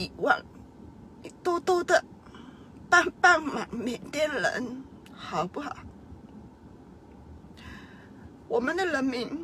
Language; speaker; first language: Chinese; non-native, fluent; Burmese